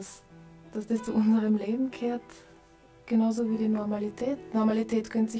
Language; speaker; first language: German; native; German